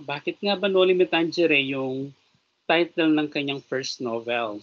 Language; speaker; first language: Filipino; native; Filipino